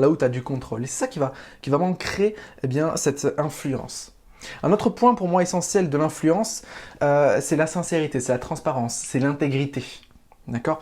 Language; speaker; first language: French; native; French